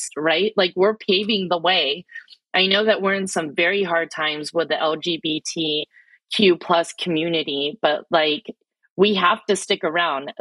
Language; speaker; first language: English; early bilingual, other home language; Filipino